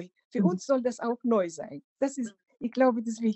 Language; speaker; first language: German; non-native, fluent; Macedonian